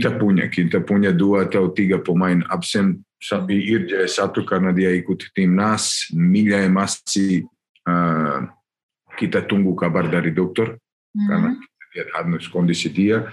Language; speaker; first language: Indonesian; non-native, learner; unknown